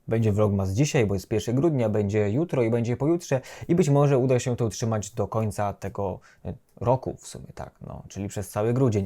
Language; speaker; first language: Polish; native; Polish